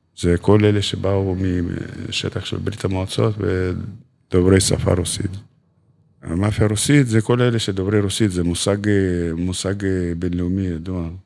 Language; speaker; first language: Hebrew; non-native, fluent; Russian